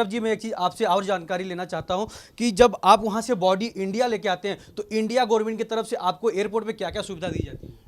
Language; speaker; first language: Hindi; native; Hindi